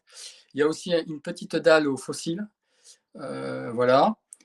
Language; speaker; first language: French; native; French